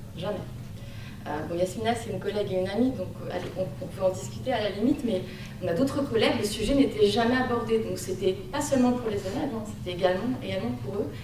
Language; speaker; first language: French; native; French